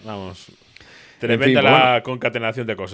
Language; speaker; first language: Spanish; native; Spanish